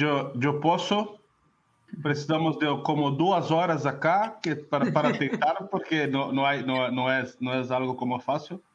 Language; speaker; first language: Spanish; non-native, learner; Portuguese